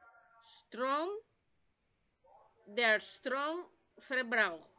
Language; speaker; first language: German; non-native, learner; Spanish